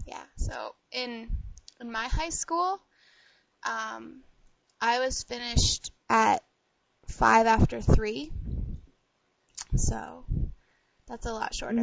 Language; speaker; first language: English; native; English